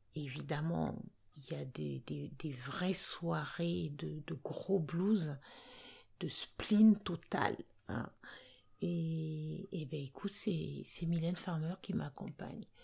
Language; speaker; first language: French; native; French